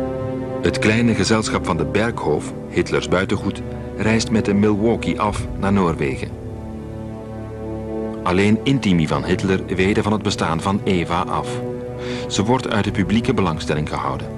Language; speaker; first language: Dutch; native; Dutch